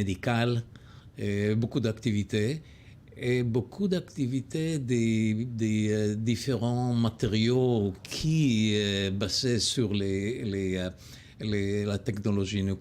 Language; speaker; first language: French; non-native, learner; Hebrew